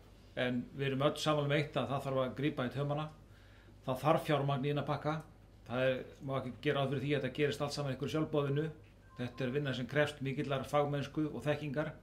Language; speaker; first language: Icelandic; native; Icelandic